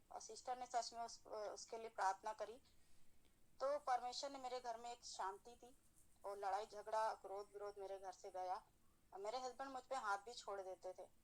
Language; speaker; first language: Hindi; native; Hindi